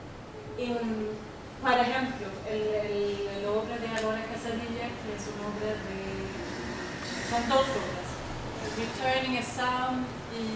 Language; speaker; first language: Spanish; non-native, learner; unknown